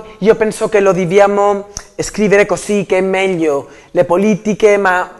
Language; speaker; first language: Italian; non-native, learner; Spanish